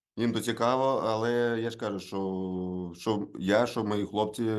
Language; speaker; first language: Ukrainian; non-native, local second language; Russian